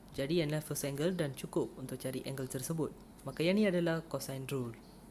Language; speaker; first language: Malay; non-native, local second language; Tamil